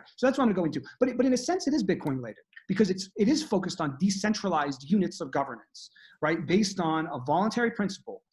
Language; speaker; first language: English; native; English